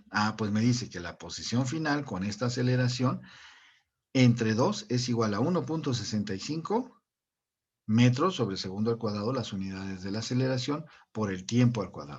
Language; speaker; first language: Spanish; native; Spanish